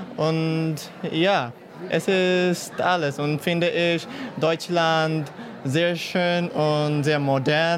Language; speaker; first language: German; non-native, learner; Bangla